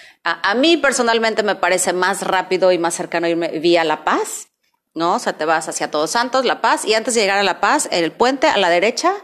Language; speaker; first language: Spanish; native; Spanish